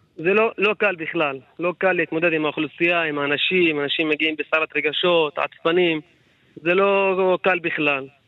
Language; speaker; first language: Hebrew; non-native, local second language; Arabic